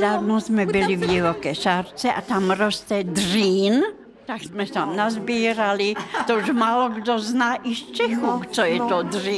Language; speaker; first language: Czech; non-native, fluent; Russian